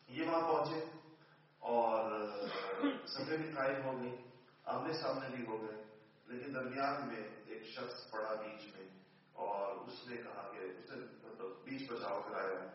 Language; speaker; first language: Urdu; non-native, local second language; Pashto